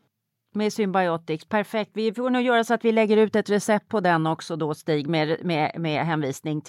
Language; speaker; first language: Swedish; native; Swedish